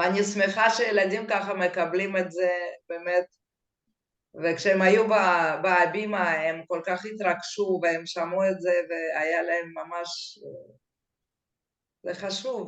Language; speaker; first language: Hebrew; non-native, fluent; Russian